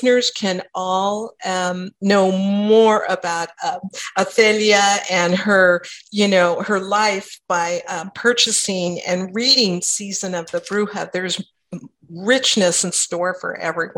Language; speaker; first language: English; native; English